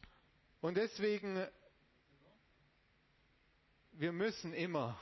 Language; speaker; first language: German; non-native, fluent; Romanian